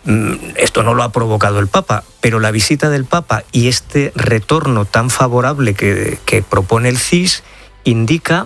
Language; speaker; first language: Spanish; native; Spanish